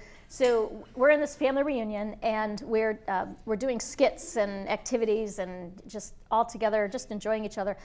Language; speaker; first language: English; native; English